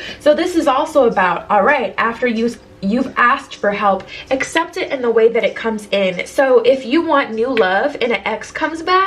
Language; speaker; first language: English; native; English